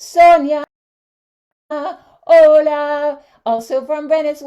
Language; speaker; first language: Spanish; non-native, learner; English